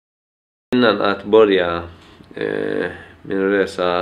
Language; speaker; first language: Swedish; non-native, fluent; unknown